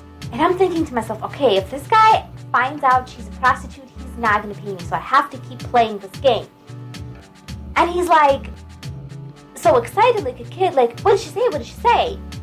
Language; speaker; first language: English; non-native, fluent; Russian